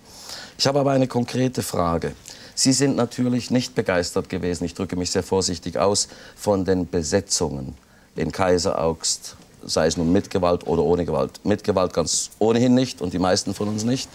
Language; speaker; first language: German; native; German